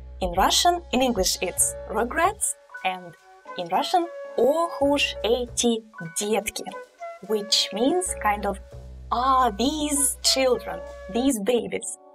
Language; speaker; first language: English; non-native, fluent; Russian